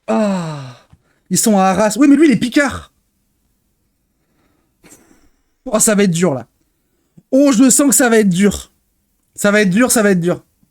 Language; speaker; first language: French; native; French